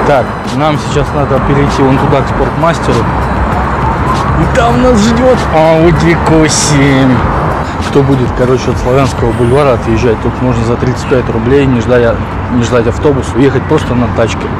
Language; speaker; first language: Russian; native; Russian